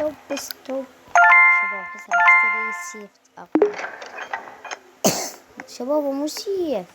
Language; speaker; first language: Arabic; native; Arabic